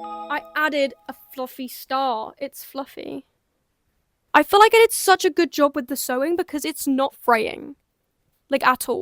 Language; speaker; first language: English; native; English